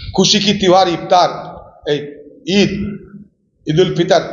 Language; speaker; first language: Hindi; non-native, local second language; Bangla